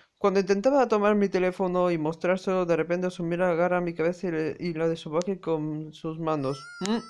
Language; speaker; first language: Spanish; native; Spanish